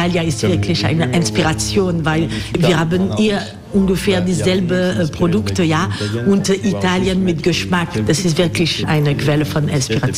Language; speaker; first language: German; non-native, learner; French